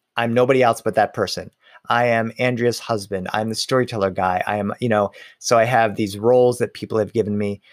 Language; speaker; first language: English; early bilingual, other home language; Spanish